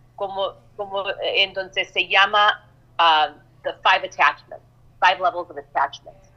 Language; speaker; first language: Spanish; early bilingual, heritage; Spanish